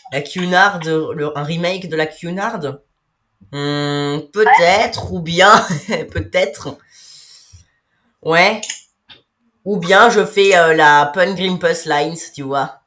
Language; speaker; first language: French; native; French